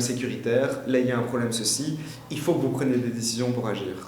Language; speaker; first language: French; native; French